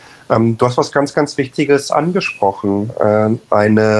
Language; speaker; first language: German; native; German